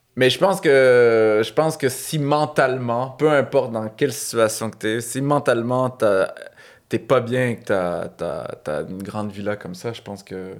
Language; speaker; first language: French; native; French